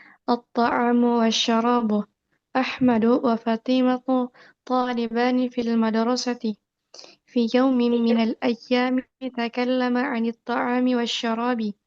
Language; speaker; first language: Arabic; non-native, learner; Indonesian